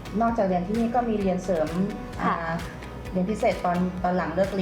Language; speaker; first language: Thai; native; Thai